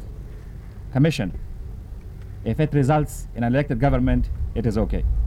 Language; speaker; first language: English; non-native, fluent; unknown